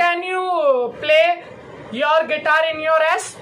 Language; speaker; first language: English; non-native, local second language; Hindi